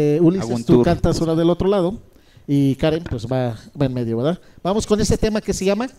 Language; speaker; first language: Spanish; native; Spanish